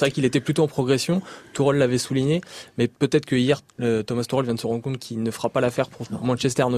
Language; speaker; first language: French; native; French